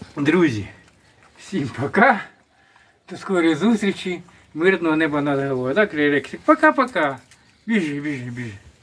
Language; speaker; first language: Ukrainian; native; Ukrainian